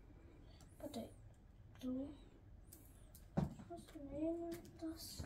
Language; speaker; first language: German; non-native, learner; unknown